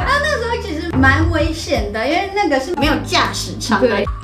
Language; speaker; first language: Chinese; native; Chinese